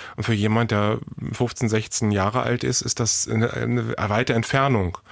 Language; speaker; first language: German; native; German